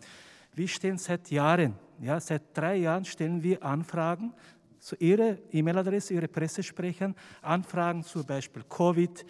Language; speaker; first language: German; non-native, fluent; Turkish